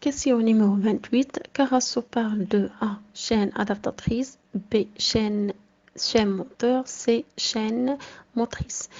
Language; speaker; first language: French; non-native, local second language; Arabic